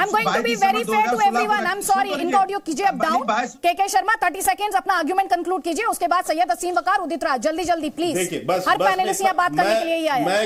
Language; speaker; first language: Hindi; native; Hindi